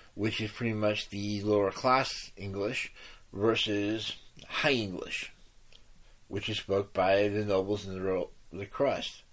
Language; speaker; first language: English; native; English